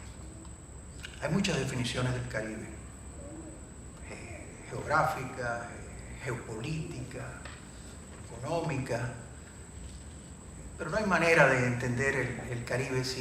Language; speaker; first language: Spanish; native; Spanish